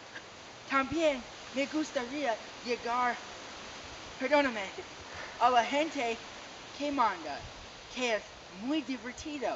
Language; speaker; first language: Spanish; non-native, learner; English